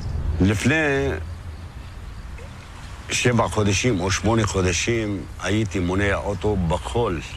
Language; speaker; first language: Hebrew; non-native, local second language; Arabic